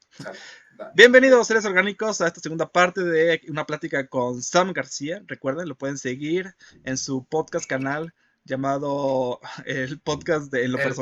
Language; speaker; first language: Spanish; native; Spanish